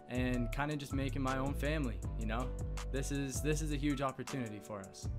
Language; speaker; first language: English; native; English